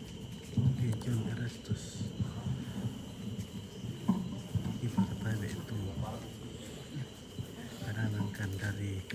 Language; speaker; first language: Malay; non-native, local second language; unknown